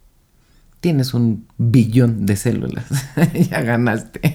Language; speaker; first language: Spanish; native; Spanish